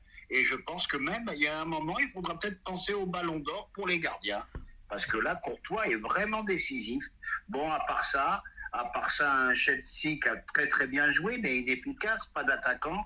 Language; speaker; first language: French; native; French